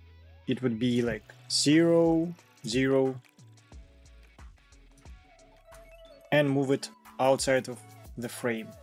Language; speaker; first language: English; non-native, fluent; Russian